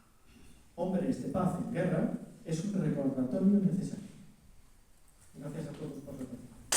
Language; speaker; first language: Spanish; native; Spanish